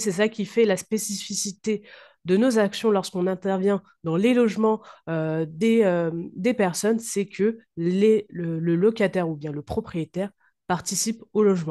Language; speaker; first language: French; native; French